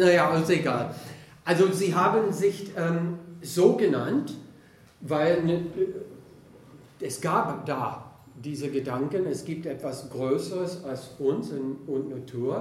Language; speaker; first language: German; non-native, fluent; English